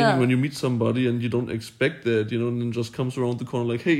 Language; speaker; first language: English; non-native, fluent; German